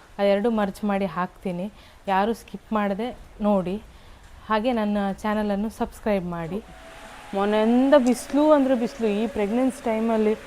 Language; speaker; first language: Kannada; non-native, local second language; Tulu